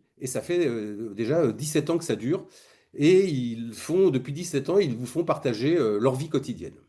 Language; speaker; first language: French; native; French